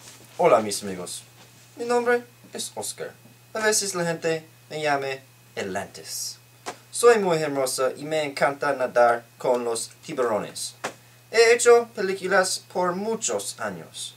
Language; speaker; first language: Spanish; non-native, learner; English